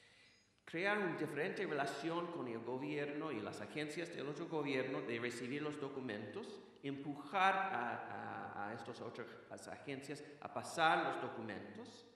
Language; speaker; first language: Spanish; non-native, fluent; English